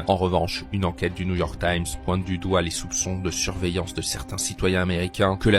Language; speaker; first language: French; native; French